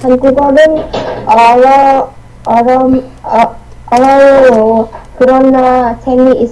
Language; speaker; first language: Korean; non-native, learner; Vietnamese